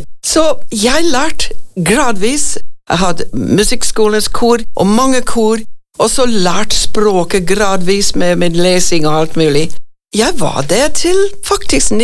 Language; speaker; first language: Norwegian; non-native, fluent; English